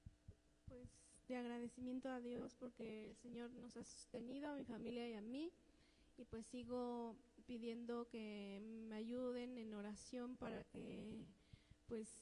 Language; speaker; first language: Spanish; native; Spanish